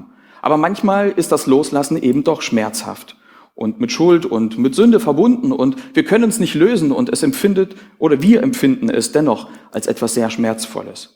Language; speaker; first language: German; native; German